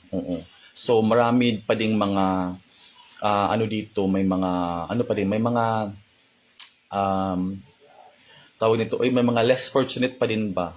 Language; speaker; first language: Filipino; non-native, local second language; Cebuano